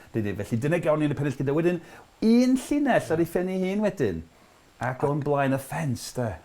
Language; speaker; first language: Welsh; non-native, fluent; English